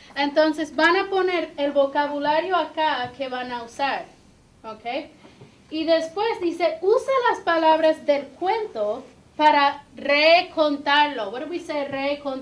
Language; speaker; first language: Spanish; non-native, fluent; English